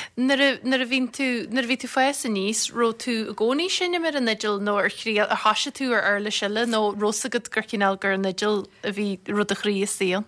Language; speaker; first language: Irish; native; Irish